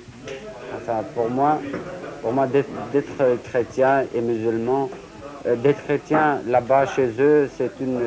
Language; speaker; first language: French; non-native, learner; Syriac